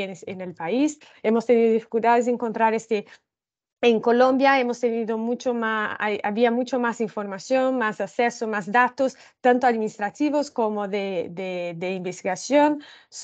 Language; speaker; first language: Spanish; non-native, fluent; Portuguese